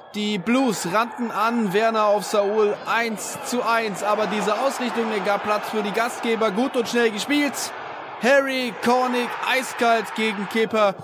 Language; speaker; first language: German; native; German